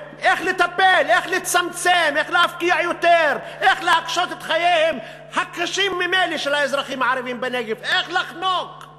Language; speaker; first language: Hebrew; non-native, local second language; Arabic